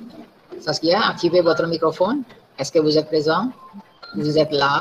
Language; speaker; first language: French; non-native, fluent; Indonesian